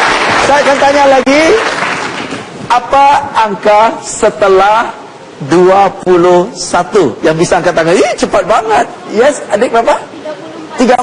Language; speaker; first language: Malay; non-native, fluent; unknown